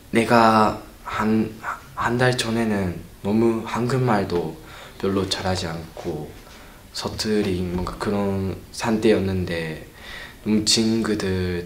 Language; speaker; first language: Korean; non-native, learner; Japanese